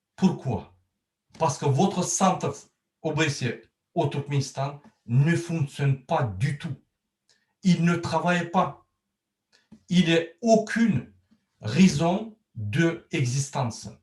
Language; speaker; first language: French; non-native, learner; Turkmen